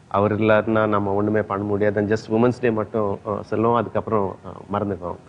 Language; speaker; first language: Tamil; non-native, fluent; Telugu